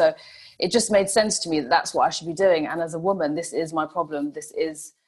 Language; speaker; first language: English; non-native, local second language; Swahili